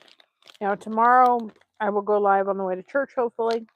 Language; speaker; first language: English; native; English